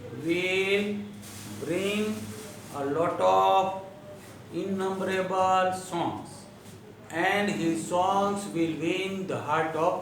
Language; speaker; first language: English; non-native, local second language; Gujarati